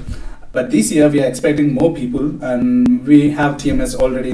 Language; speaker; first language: English; non-native, local second language; Telugu